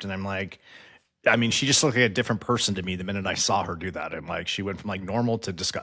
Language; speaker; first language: English; native; English